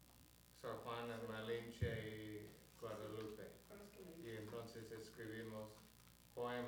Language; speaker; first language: Spanish; non-native, learner; English